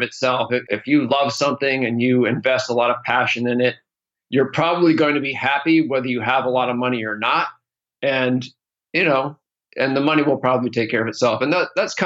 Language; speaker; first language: English; native; English